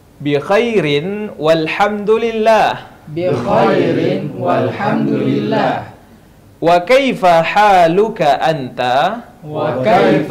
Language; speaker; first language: Arabic; non-native, fluent; Indonesian